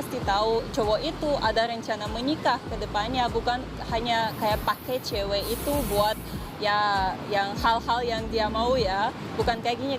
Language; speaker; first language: Indonesian; non-native, fluent; Russian